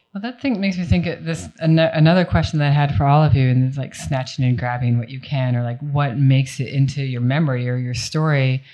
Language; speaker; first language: English; native; English